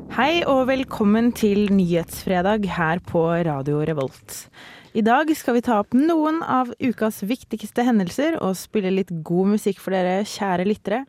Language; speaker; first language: Norwegian; native; Norwegian